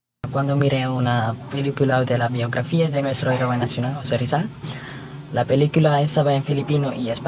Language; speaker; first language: Spanish; non-native, fluent; Filipino